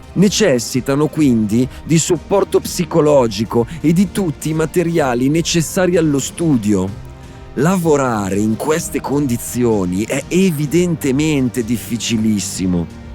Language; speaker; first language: Italian; native; Italian